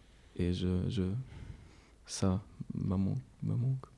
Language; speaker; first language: French; non-native, learner; German